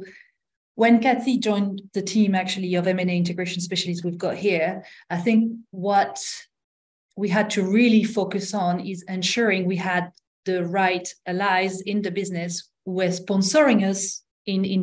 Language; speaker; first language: English; non-native, fluent; French